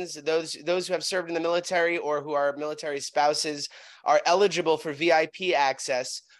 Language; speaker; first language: English; native; English